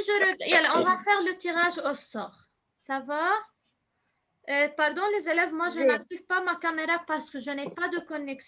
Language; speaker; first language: French; non-native, local second language; Arabic